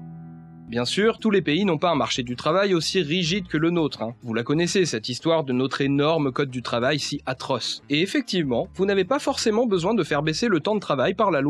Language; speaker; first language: French; native; French